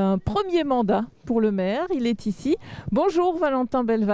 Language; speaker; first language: French; native; French